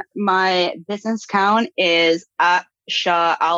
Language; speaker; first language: English; native; English